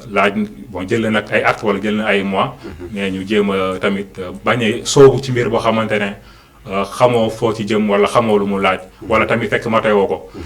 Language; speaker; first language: Wolof; non-native, local second language; Fula